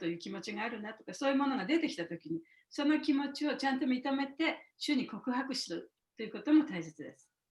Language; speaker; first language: Japanese; native; Japanese